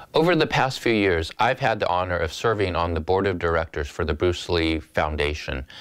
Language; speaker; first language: English; native; English